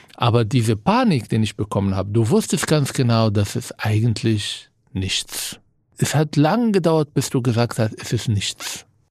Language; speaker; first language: German; non-native, fluent; Arabic